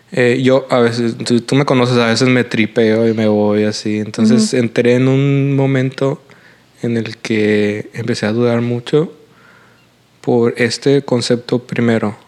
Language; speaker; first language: Spanish; native; Spanish